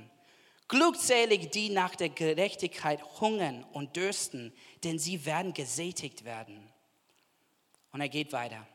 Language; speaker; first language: German; non-native, fluent; English